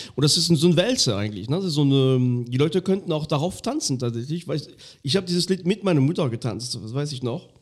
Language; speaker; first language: German; non-native, fluent; French